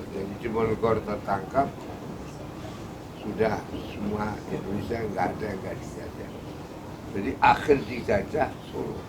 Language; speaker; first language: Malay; non-native, local second language; Javanese